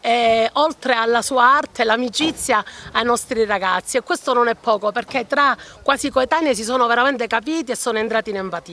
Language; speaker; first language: Italian; native; Italian